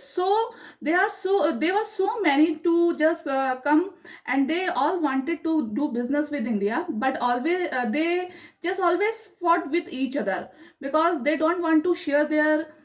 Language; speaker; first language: English; non-native, local second language; Hindi